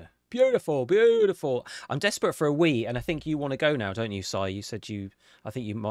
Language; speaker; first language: English; native; English